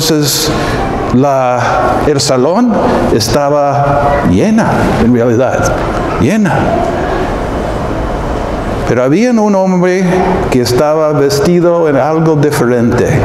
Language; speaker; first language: Spanish; non-native, fluent; English